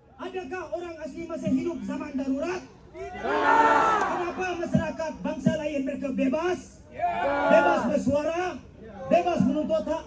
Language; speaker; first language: Malay; non-native, local second language; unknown